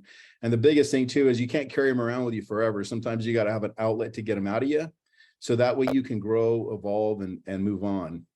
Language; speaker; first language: English; native; English